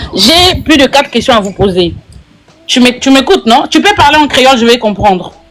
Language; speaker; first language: French; non-native, local second language; Lingala